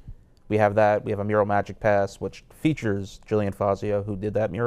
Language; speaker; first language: English; native; English